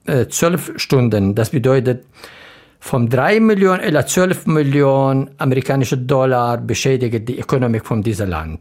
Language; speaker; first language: German; non-native, learner; Arabic